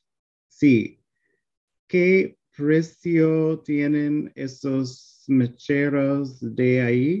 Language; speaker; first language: Spanish; non-native, learner; English